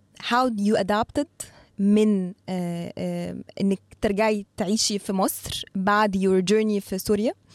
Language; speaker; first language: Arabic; native; Arabic